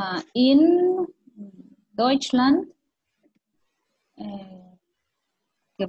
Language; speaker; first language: German; non-native, learner; Spanish